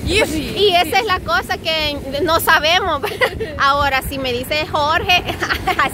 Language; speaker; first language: Spanish; native; Spanish